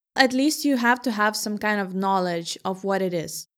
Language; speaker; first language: English; non-native, fluent; Lithuanian